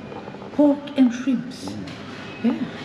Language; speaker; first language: English; non-native, fluent; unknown